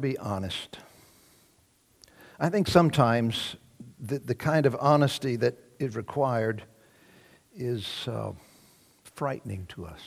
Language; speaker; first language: English; native; English